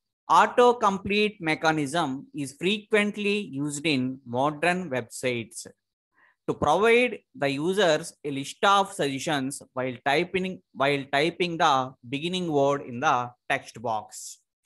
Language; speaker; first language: English; non-native, local second language; Telugu